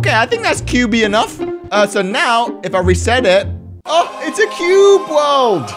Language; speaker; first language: English; native; English